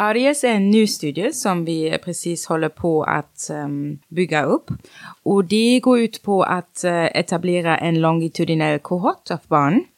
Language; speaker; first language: Swedish; non-native, fluent; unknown